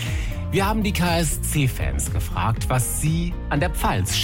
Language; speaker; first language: German; native; German